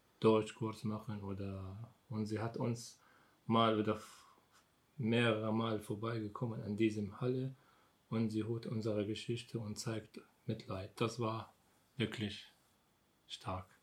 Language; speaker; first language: German; non-native, learner; Arabic